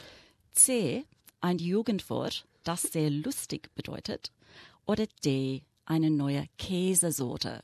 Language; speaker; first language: German; non-native, fluent; English